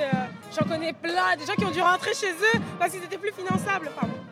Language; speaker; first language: French; native; French